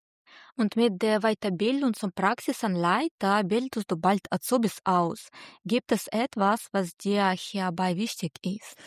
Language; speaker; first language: German; native; German